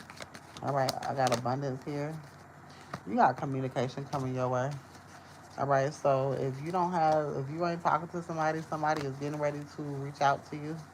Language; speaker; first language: English; native; English